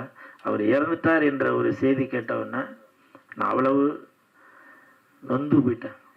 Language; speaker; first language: Tamil; native; Tamil